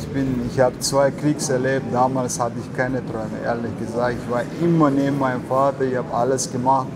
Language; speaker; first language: German; non-native, learner; Chechen